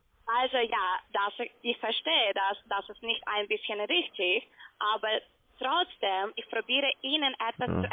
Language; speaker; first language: German; non-native, learner; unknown